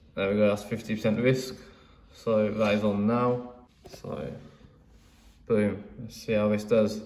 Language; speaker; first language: English; native; English